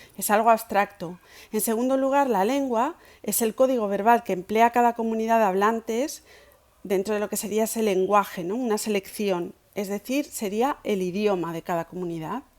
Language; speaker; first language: Spanish; native; Spanish